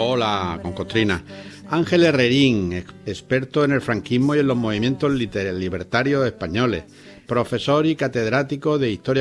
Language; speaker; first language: Spanish; native; Spanish